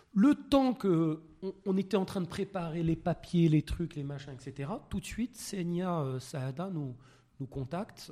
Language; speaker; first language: French; native; French